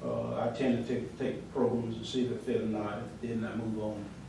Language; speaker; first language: English; native; English